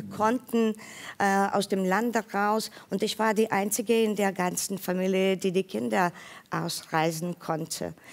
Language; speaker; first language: German; non-native, fluent; Ukrainian